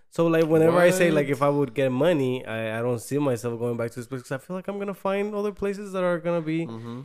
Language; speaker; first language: English; early bilingual, other home language; Spanish